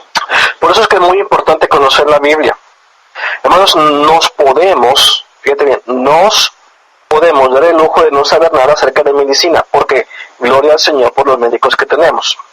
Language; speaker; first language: Spanish; native; Spanish